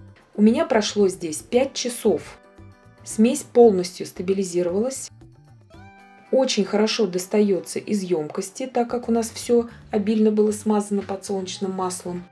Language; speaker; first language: Russian; native; Russian